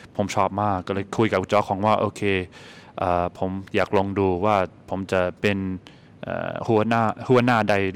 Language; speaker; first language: Thai; non-native, fluent; English